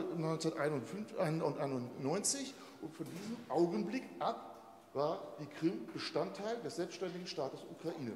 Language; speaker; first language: German; native; German